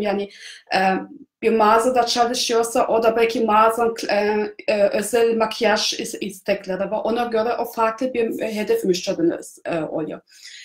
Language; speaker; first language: Turkish; non-native, fluent; German